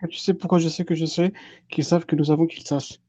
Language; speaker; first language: French; native; French